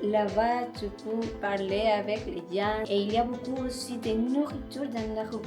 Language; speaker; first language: French; non-native, learner; Spanish